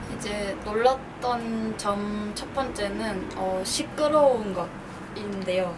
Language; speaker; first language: Korean; early bilingual, other home language; Russian